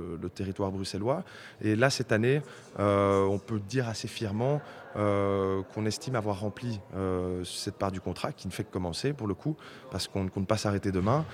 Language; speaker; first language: French; native; French